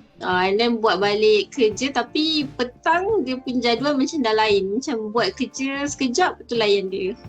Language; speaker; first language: Malay; native; Malay